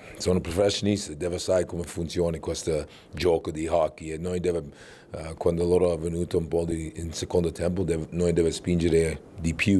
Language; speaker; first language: Italian; non-native, fluent; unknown